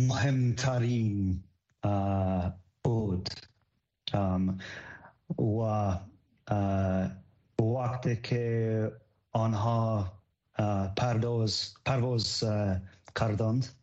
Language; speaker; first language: Persian; non-native, learner; English